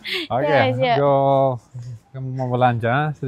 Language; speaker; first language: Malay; non-native, learner; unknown